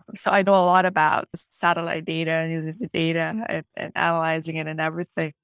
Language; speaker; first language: English; non-native, local second language; Ganda